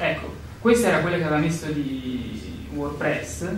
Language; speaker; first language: Italian; native; Italian